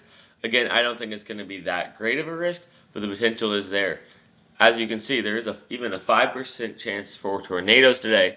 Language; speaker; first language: English; native; English